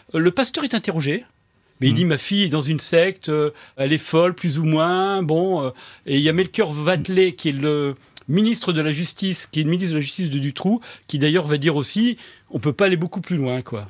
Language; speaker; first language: French; native; French